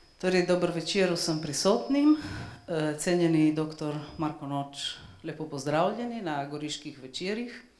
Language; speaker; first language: Slovenian; native; Slovenian